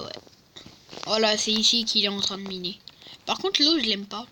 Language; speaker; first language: French; native; French